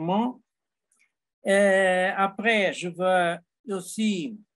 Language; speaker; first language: French; non-native, learner; Portuguese